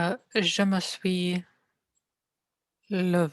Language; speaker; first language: French; non-native, learner; Russian